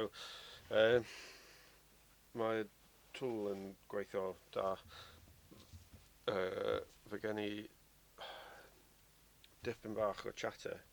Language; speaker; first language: Welsh; non-native, learner; English